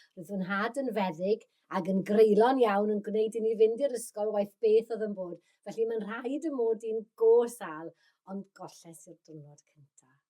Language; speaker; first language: Welsh; native; Welsh